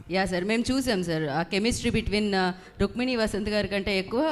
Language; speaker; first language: Telugu; native; Telugu